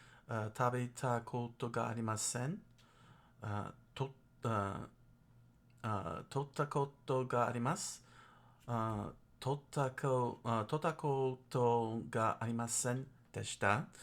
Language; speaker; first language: Japanese; non-native, learner; English